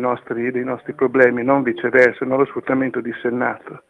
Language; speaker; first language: Italian; native; Italian